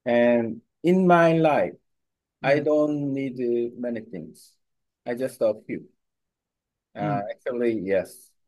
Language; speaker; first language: English; non-native, learner; Korean